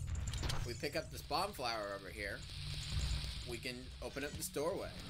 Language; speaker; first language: English; native; English